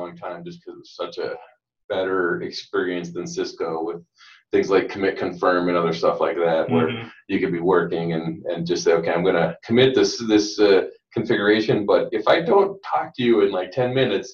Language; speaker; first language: English; native; English